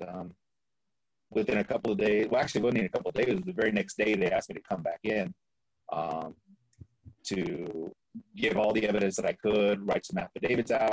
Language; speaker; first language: English; native; English